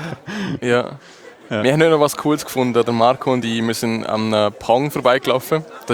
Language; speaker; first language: German; native; German